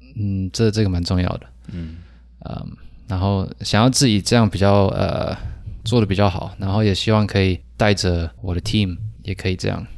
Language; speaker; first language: Chinese; early bilingual, heritage; Chinese